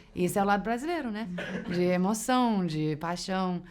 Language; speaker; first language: Portuguese; early bilingual, heritage; Portuguese